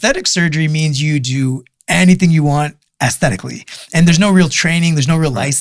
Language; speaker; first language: English; native; English